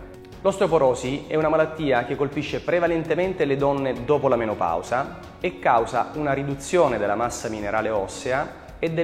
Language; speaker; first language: Italian; native; Italian